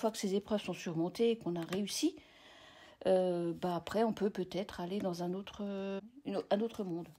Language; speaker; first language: French; native; French